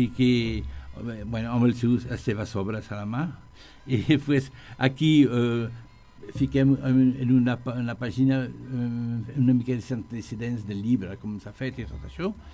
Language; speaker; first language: Catalan; non-native, learner; French